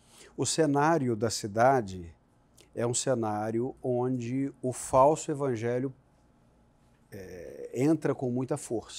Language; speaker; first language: Portuguese; native; Portuguese